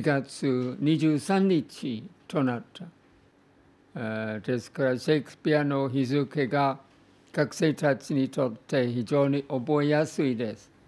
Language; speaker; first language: Japanese; non-native, fluent; English